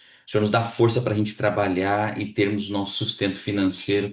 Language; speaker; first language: Portuguese; native; Portuguese